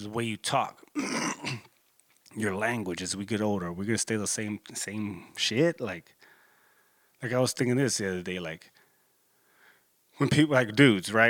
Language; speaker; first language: English; native; English